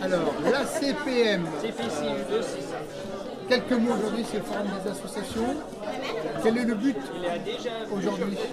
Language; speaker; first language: French; native; French